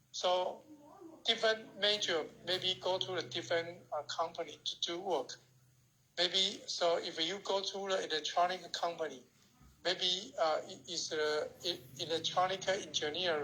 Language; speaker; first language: English; non-native, learner; Chinese